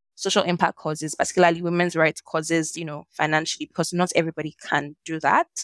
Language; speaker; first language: English; non-native, local second language; Yoruba